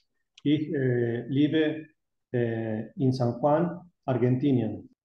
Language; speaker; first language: German; non-native, learner; Spanish